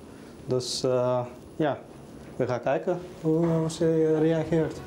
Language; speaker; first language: Dutch; non-native, learner; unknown